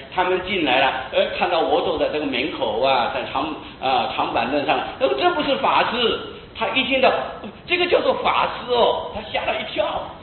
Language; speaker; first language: Chinese; non-native, local second language; Hakka Chinese